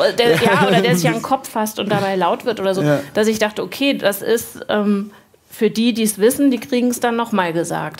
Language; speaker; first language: German; native; German